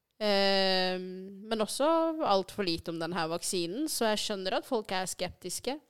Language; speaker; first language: Norwegian; early bilingual, other home language; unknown